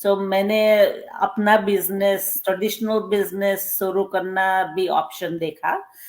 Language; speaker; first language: Hindi; non-native, local second language; Gujarati